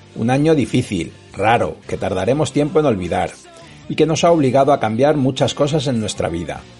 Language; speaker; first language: Spanish; native; Spanish